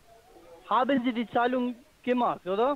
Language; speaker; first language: German; non-native, learner; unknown